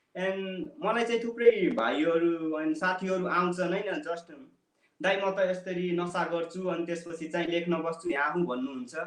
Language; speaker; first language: Nepali; non-native, local second language; Bhojpuri